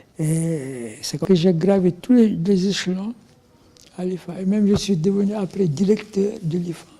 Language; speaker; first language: French; non-native, local second language; Wolof